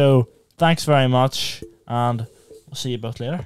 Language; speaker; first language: English; native; English